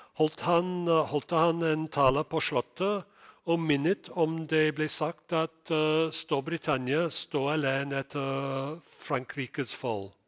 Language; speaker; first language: Norwegian; non-native, fluent; English